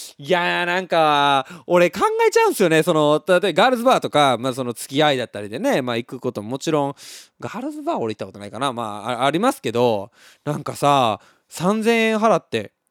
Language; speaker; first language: Japanese; native; Japanese